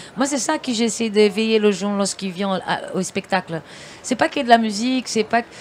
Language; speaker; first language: French; non-native, fluent; Portuguese